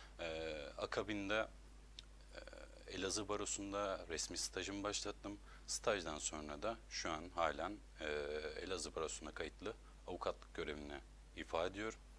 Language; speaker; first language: Turkish; native; Turkish